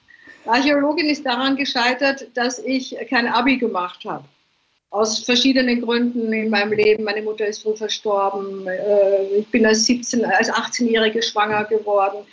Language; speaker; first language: German; native; German